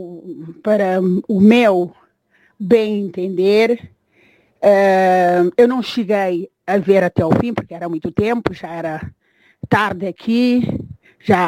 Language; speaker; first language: Portuguese; non-native, local second language; Kabuverdianu